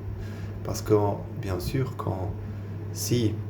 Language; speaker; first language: French; non-native, learner; German